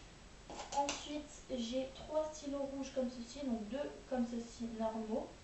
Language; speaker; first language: French; native; French